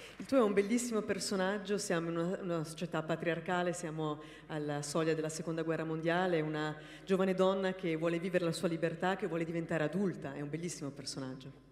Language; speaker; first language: Italian; native; Italian